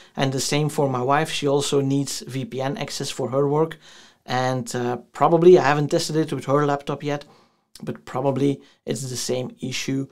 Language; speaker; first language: English; non-native, fluent; Dutch